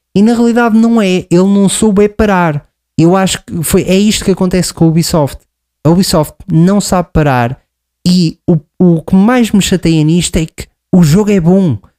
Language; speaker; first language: Portuguese; native; Portuguese